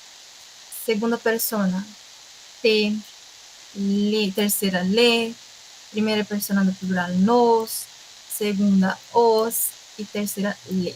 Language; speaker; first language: Spanish; non-native, fluent; Portuguese